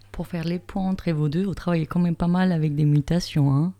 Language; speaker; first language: French; native; French